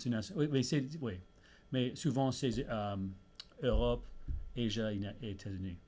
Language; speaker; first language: French; early bilingual, heritage; English